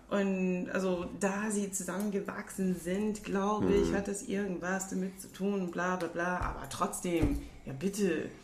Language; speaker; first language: German; non-native, learner; English